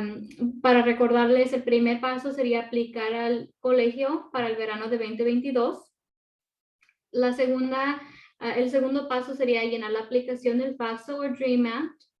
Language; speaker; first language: Spanish; early bilingual, other home language; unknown